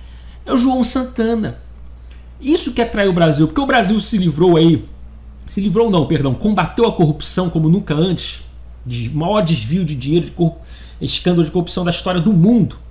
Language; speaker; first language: Portuguese; native; Portuguese